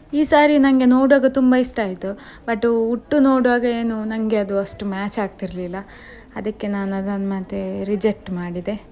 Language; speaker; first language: Kannada; native; Kannada